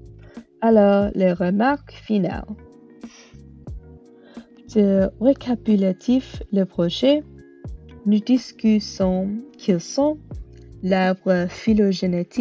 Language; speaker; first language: French; non-native, learner; English